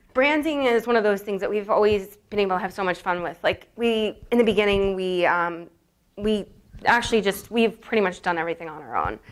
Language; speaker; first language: English; native; English